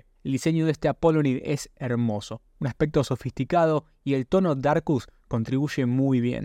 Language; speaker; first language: Spanish; native; Spanish